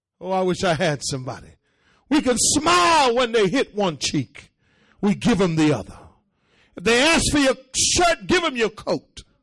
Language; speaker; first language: English; early bilingual, other home language; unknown